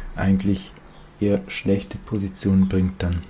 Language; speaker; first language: German; native; German